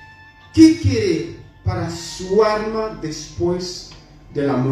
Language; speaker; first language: Spanish; non-native, fluent; Haitian Creole